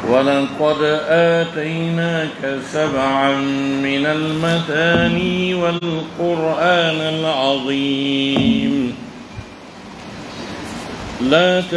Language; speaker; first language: Arabic; non-native, fluent; Fula